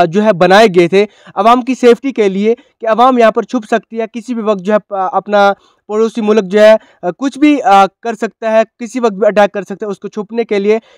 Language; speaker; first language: Hindi; non-native, local second language; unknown